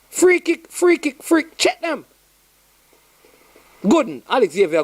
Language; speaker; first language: English; non-native, local second language; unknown